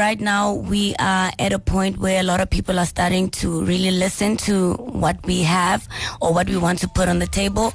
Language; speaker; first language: English; non-native, local second language; Tswana